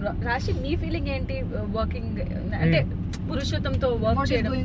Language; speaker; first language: Telugu; native; Telugu